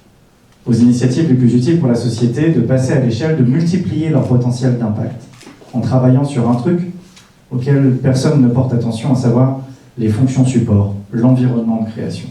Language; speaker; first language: French; native; French